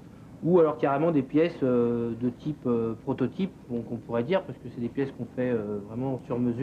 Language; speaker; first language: French; native; French